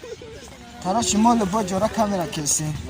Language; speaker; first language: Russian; non-native, learner; Tajik